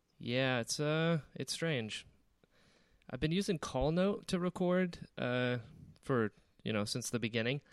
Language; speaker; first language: English; native; English